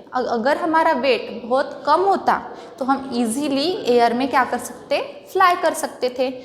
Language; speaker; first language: Hindi; non-native, local second language; Marathi